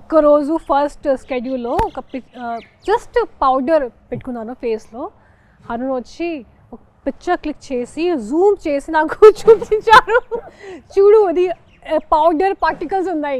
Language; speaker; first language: Telugu; non-native, local second language; Hindi